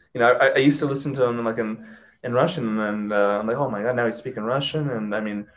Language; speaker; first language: English; native; English